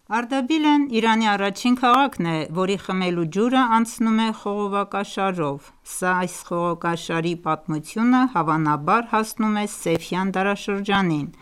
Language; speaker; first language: Armenian; early bilingual, heritage; Armenian